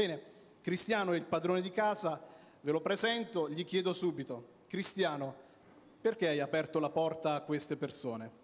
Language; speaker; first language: Italian; native; Italian